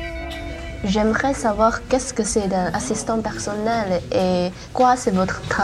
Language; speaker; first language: French; non-native, learner; Chinese